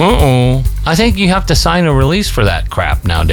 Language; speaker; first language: English; native; English